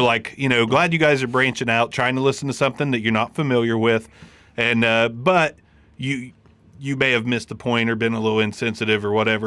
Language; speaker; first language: English; native; English